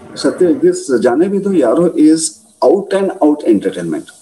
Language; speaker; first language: English; non-native, local second language; Marathi